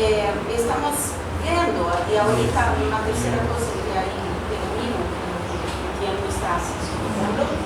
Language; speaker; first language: Spanish; non-native, fluent; Portuguese